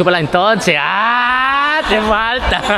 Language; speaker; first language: Spanish; non-native, fluent; Indonesian